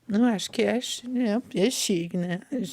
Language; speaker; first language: Portuguese; non-native, learner; English